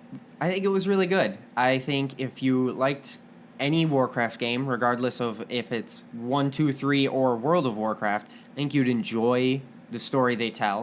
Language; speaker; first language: English; native; English